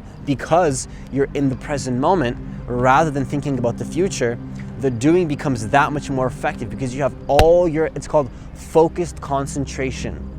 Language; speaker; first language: English; native; English